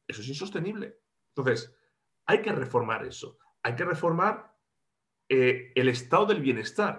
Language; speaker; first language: Spanish; native; Spanish